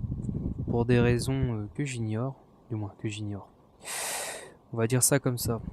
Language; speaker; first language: French; native; French